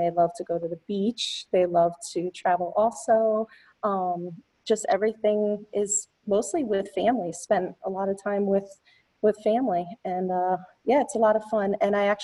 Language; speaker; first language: English; native; English